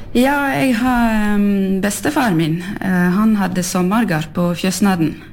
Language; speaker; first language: Norwegian; early bilingual, heritage; French